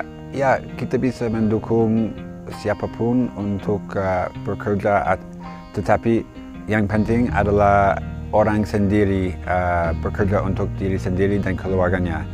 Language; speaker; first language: Indonesian; non-native, fluent; English